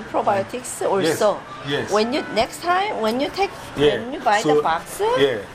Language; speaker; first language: English; non-native, learner; Korean